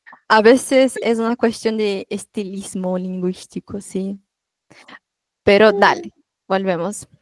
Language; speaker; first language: Spanish; non-native, fluent; Portuguese